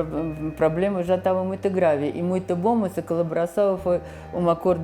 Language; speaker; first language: Portuguese; non-native, fluent; Russian